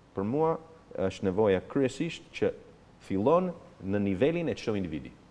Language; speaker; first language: Albanian; non-native, fluent; English